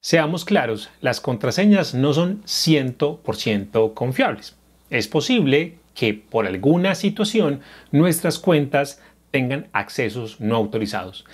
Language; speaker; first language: Spanish; native; Spanish